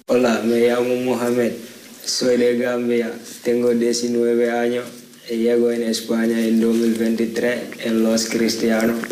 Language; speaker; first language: Spanish; non-native, learner; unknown